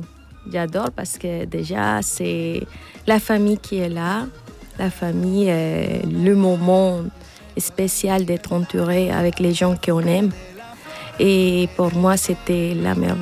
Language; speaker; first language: French; non-native, learner; Spanish